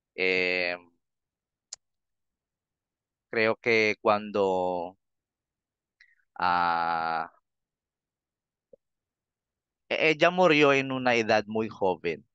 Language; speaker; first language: Spanish; non-native, fluent; Filipino